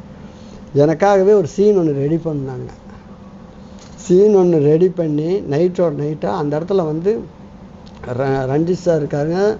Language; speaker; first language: Tamil; native; Tamil